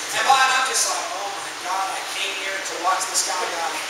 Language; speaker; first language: English; native; English